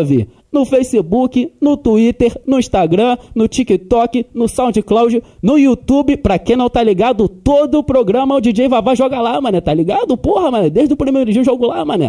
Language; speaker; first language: Portuguese; native; Portuguese